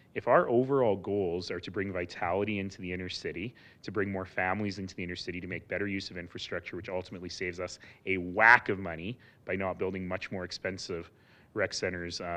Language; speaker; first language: English; native; English